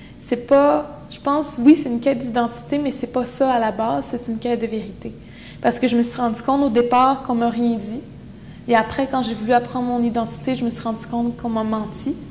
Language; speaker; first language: French; non-native, local second language; Innu-aimun